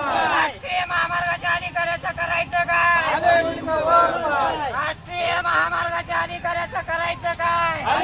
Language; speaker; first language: Marathi; native; Marathi